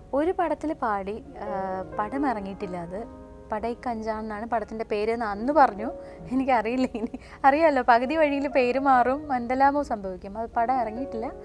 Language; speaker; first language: Malayalam; native; Malayalam